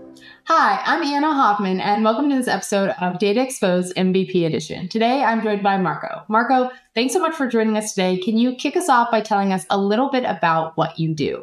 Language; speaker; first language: English; native; English